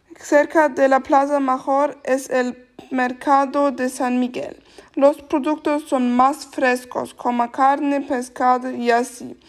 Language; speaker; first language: Spanish; non-native, learner; German